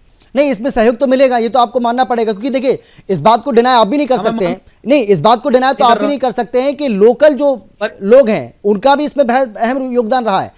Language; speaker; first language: Hindi; native; Hindi